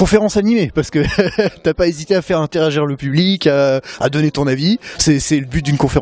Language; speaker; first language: French; native; French